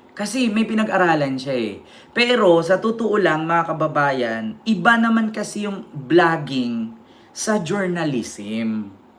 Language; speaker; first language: Filipino; non-native, local second language; Cebuano